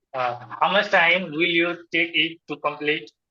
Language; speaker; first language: English; non-native, learner; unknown